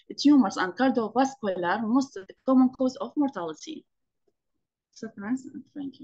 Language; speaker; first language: English; non-native, fluent; Arabic